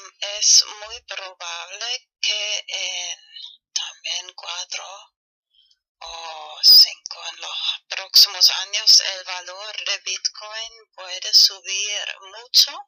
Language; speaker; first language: Spanish; non-native, fluent; German